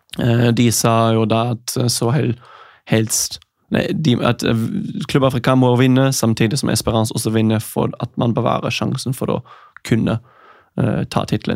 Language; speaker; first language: Norwegian; non-native, fluent; German